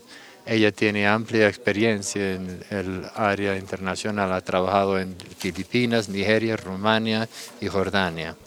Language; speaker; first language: Spanish; non-native, fluent; English